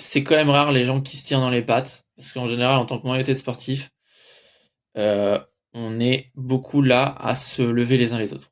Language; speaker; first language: French; native; French